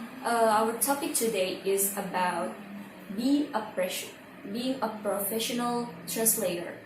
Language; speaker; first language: English; non-native, learner; Indonesian